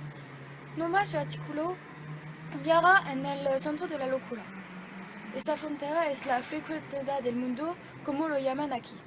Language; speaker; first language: Spanish; non-native, learner; French